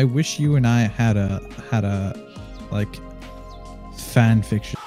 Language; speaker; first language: English; native; English